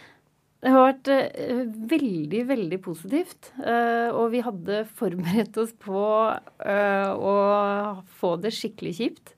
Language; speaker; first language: Norwegian; native; Norwegian